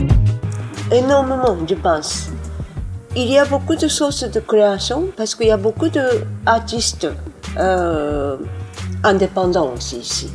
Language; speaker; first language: French; non-native, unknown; Japanese